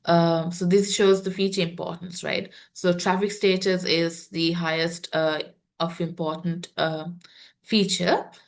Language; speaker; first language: English; non-native, local second language; Sinhala